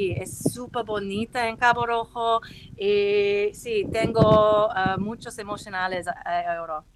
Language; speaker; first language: Spanish; non-native, learner; English